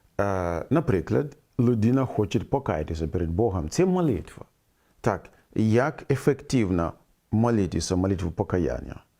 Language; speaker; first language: Ukrainian; non-native, fluent; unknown